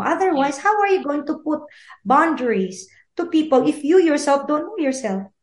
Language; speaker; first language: English; non-native, local second language; Filipino